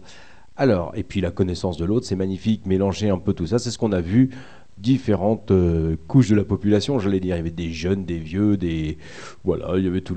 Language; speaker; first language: French; native; French